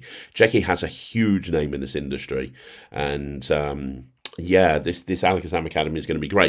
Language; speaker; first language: English; native; English